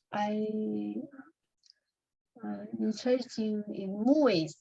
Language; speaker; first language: English; non-native, learner; Chinese